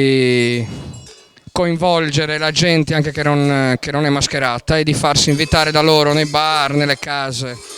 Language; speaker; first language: Italian; native; Italian